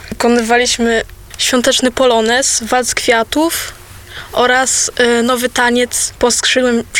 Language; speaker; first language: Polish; native; Polish